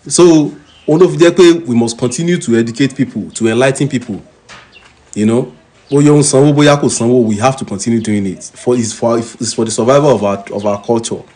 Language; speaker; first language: English; non-native, local second language; Yoruba